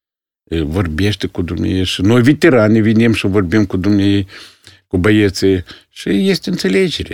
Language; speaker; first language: Romanian; non-native, local second language; Russian